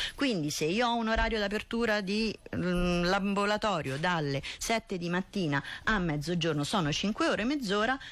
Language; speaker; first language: Italian; native; Italian